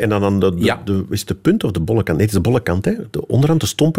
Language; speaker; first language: Dutch; native; Dutch